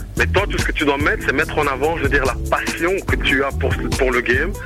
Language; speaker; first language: French; native; French